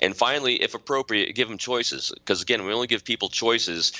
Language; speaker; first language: English; native; English